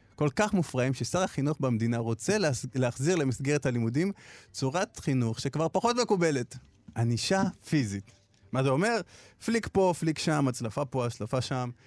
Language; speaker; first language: Hebrew; early bilingual, other home language; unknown